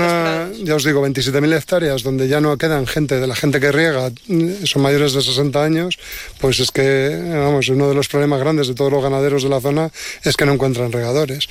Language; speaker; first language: Spanish; native; Spanish